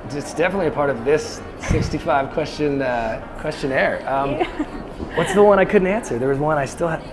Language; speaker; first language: English; native; English